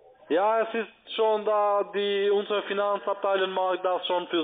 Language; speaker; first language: German; non-native, learner; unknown